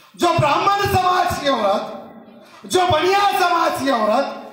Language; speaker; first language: Hindi; non-native, local second language; Marathi